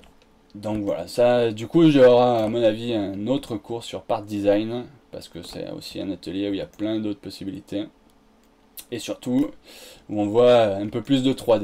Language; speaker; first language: French; native; French